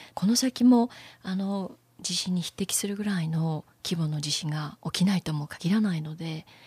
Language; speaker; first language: Japanese; native; Japanese